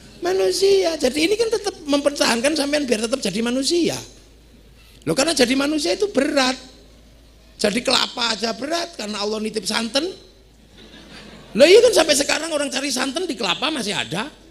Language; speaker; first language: Indonesian; non-native, local second language; Javanese